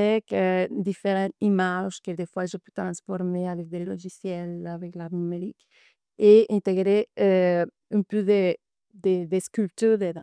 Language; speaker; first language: French; non-native, fluent; Spanish